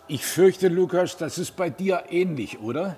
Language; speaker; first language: German; native; German